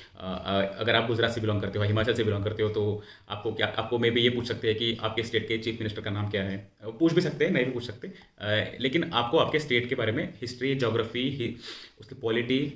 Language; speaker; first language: Hindi; non-native, local second language; Marathi